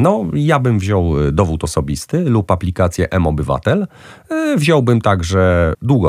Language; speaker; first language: Polish; native; Polish